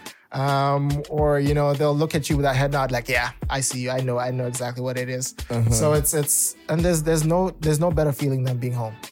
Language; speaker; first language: English; non-native, local second language; Shona